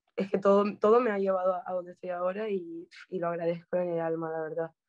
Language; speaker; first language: Spanish; native; Spanish